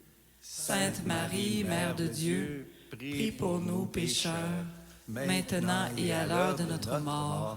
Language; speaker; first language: French; native; French